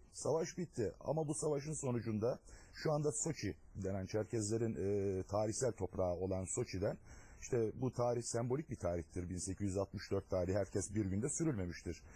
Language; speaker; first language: Turkish; non-native, local second language; Adyghe